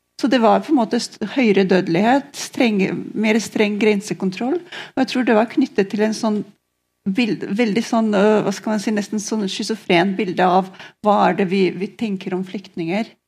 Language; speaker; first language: Norwegian; non-native, fluent; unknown